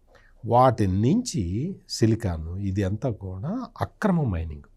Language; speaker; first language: Telugu; native; Telugu